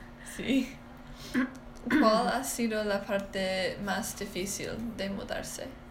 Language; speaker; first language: Spanish; non-native, learner; English